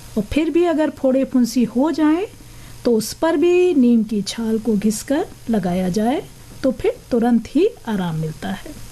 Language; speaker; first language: Hindi; native; Hindi